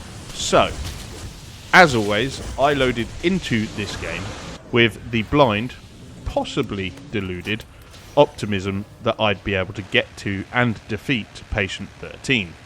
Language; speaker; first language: English; native; English